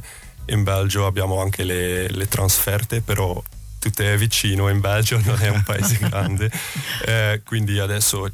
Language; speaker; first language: Italian; non-native, learner; Dutch